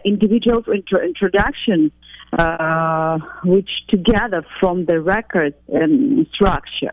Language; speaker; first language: English; non-native, fluent; Ukrainian